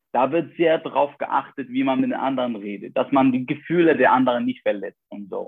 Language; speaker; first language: German; non-native, fluent; Arabic